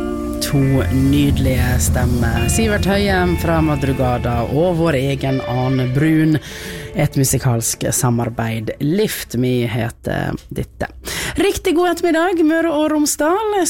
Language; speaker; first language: Norwegian; native; Norwegian